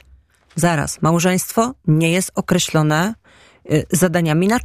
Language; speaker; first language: Polish; native; Polish